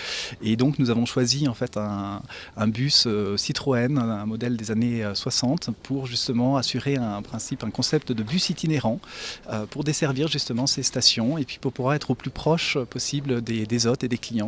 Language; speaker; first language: French; native; French